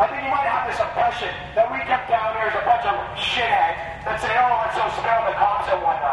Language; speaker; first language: English; native; English